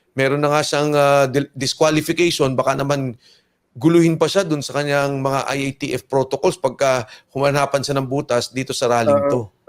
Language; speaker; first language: Filipino; native; Filipino